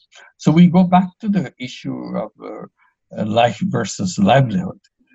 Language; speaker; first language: English; non-native, local second language; Bangla